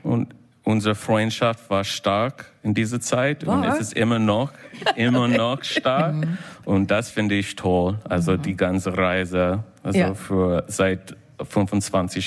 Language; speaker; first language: German; non-native, learner; English